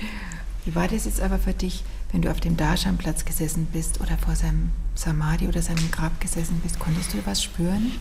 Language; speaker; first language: German; native; German